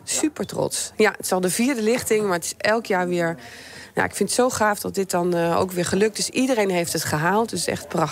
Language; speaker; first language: Dutch; native; Dutch